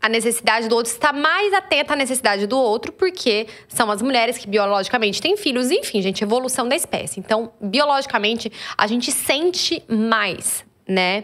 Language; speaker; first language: Portuguese; native; Portuguese